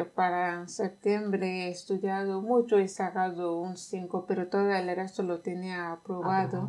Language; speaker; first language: Spanish; non-native, fluent; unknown